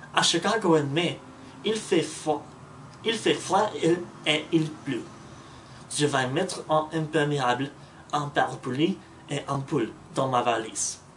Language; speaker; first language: French; non-native, learner; English